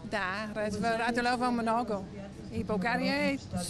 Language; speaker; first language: Bulgarian; non-native, learner; English